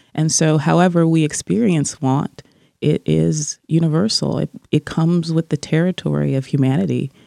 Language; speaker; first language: English; native; English